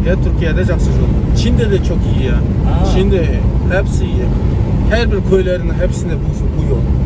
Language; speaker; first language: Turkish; non-native, learner; Kazakh